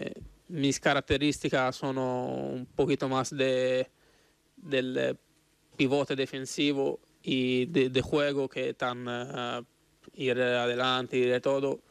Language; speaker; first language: Spanish; non-native, fluent; Italian